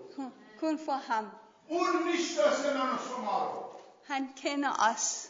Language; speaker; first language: Danish; non-native, learner; Persian